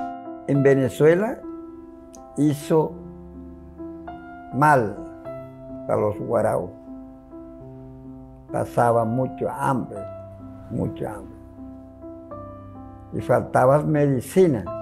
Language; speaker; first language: Spanish; non-native, local second language; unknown